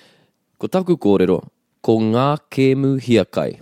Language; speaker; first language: Māori; non-native, local second language; English